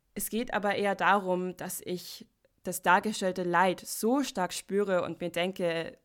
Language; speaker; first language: German; non-native, fluent; English